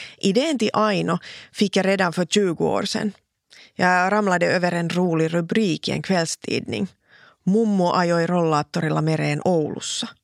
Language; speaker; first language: Swedish; non-native, local second language; Finnish